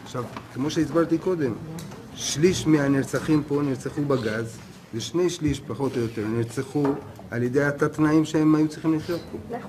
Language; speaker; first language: Hebrew; native; Hebrew